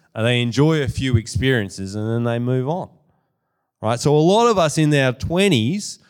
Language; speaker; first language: English; native; English